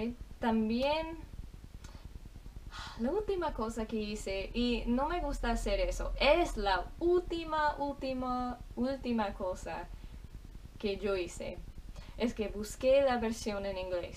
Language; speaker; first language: Spanish; non-native, fluent; English